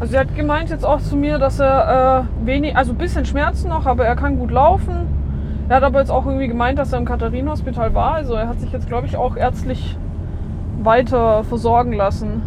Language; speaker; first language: German; native; German